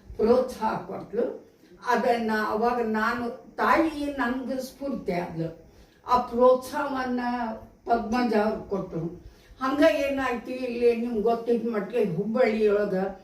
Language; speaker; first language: Kannada; native; Kannada